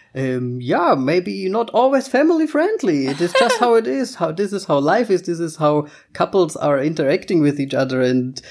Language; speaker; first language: English; non-native, fluent; German